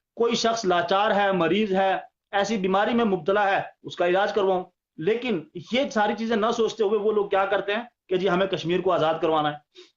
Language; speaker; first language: Urdu; non-native, local second language; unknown